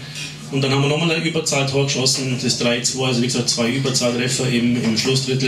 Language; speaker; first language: German; native; German